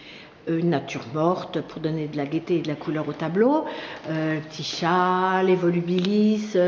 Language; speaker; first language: French; native; French